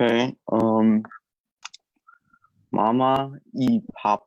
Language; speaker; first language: Spanish; non-native, learner; English